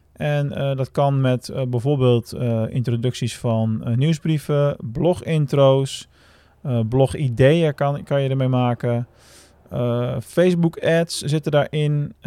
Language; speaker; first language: Dutch; native; Dutch